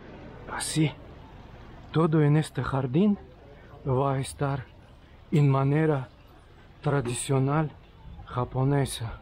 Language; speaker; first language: Spanish; non-native, learner; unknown